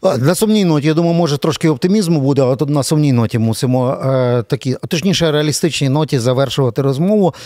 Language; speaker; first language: Ukrainian; native; Ukrainian